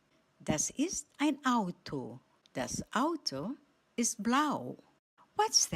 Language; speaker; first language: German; non-native, fluent; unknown